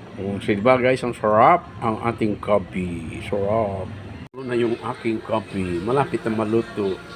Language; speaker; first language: Filipino; non-native, local second language; Iloko